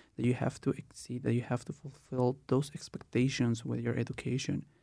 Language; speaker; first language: English; non-native, fluent; Spanish